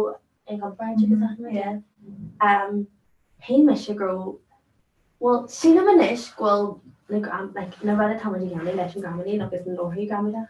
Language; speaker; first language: Irish; non-native, local second language; English